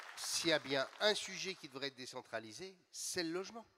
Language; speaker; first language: French; native; French